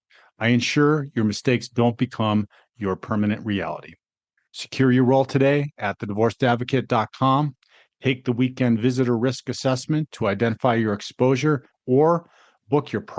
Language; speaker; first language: English; native; English